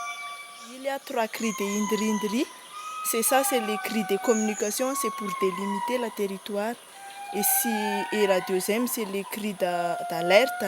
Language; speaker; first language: French; non-native, local second language; Malagasy